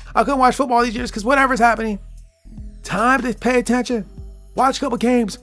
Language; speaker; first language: English; native; English